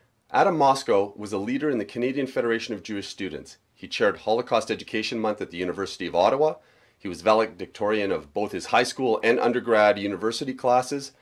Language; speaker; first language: English; native; English